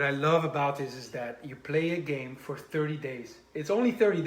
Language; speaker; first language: English; non-native, fluent; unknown